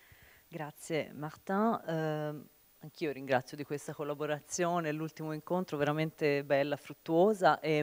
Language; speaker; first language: Italian; native; Italian